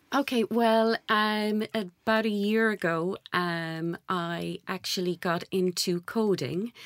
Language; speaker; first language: English; native; English